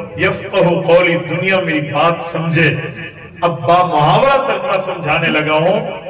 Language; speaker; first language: Urdu; non-native, local second language; Saraiki